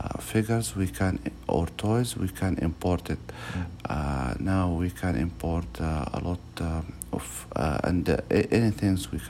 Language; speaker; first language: English; non-native, learner; Arabic